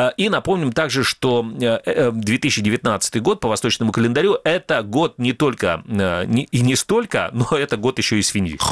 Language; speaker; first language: Russian; native; Russian